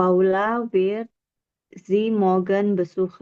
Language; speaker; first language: German; non-native, learner; Indonesian